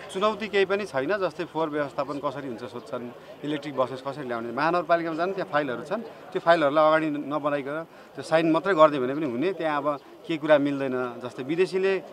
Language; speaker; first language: Nepali; native; Nepali